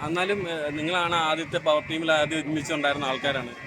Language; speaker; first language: Malayalam; native; Malayalam